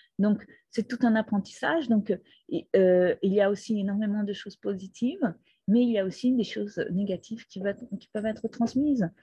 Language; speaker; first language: French; non-native, fluent; Portuguese